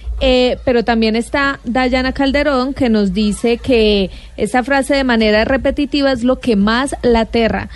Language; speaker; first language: Spanish; native; Spanish